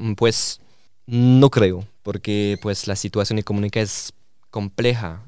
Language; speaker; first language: Spanish; early bilingual, heritage; Spanish